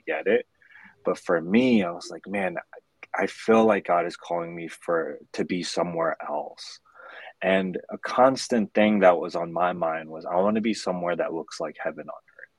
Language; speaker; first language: English; native; English